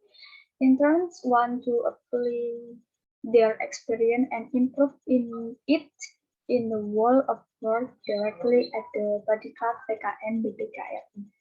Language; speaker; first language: English; non-native, learner; Indonesian